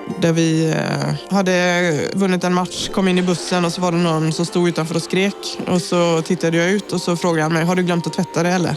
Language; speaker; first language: Swedish; native; Swedish